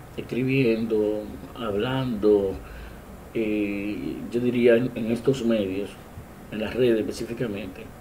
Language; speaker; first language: Spanish; native; Spanish